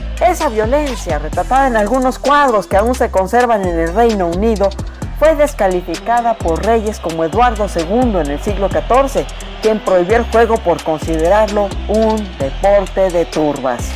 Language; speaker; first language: Spanish; native; Spanish